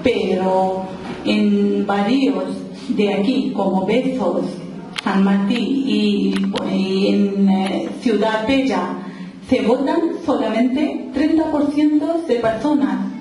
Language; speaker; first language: Spanish; non-native, local second language; Urdu